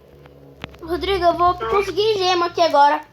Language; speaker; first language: Portuguese; native; Portuguese